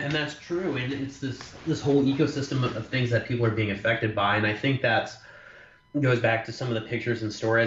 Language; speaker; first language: English; native; English